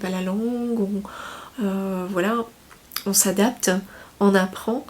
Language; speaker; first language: French; native; French